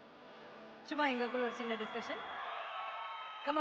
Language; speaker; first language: Tamil; native; Tamil